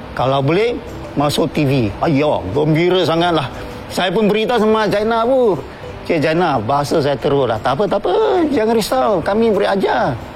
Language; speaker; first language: Malay; non-native, local second language; Chinese